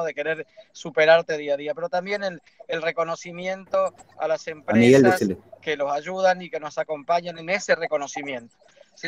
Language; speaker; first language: Spanish; native; Spanish